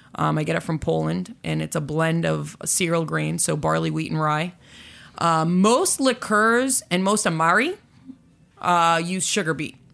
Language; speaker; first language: English; native; English